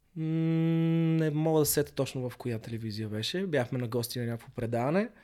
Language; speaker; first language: Bulgarian; native; Bulgarian